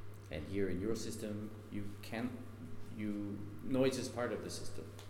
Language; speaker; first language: English; native; English